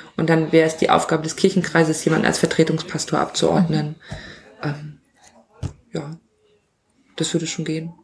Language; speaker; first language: German; native; German